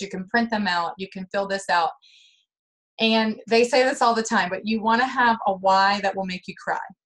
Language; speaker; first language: English; native; English